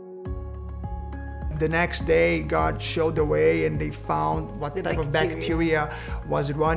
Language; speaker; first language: English; non-native, fluent; Portuguese